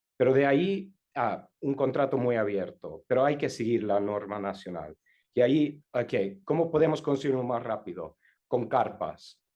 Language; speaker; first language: Spanish; non-native, learner; English